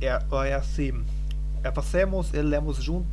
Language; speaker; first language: Portuguese; non-native, learner; German